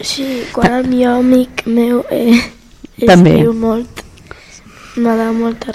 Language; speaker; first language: Catalan; non-native, local second language; Spanish